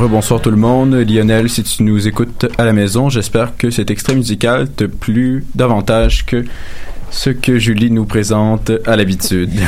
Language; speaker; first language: French; native; French